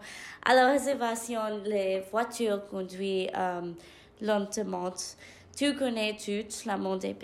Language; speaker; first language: French; non-native, learner; English